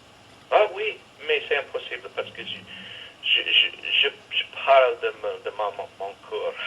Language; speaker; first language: French; non-native, fluent; English